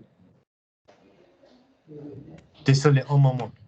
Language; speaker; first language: French; non-native, learner; English